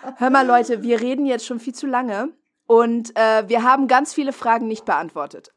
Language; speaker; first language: German; non-native, fluent; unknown